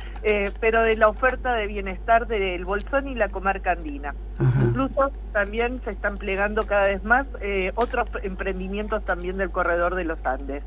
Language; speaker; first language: Spanish; native; Spanish